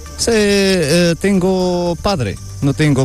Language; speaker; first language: Spanish; non-native, learner; Arabic